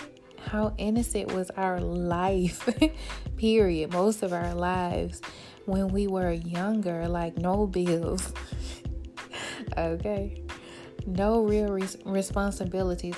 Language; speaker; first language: English; native; English